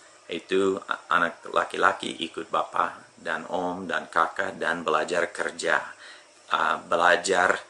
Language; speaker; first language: Indonesian; non-native, fluent; English